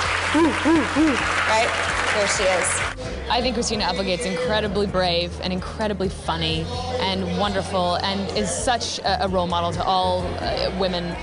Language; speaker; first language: English; native; English